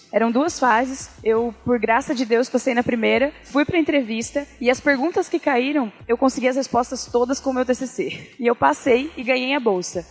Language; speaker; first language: Portuguese; native; Portuguese